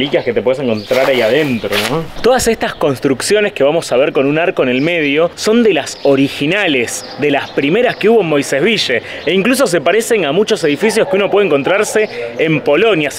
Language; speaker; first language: Spanish; native; Spanish